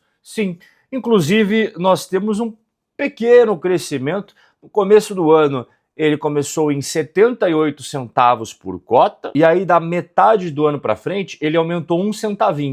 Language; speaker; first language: Portuguese; native; Portuguese